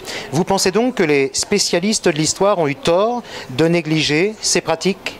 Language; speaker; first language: French; native; French